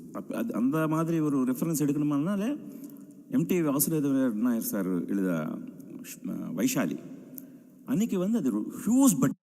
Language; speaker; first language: Tamil; non-native, fluent; Telugu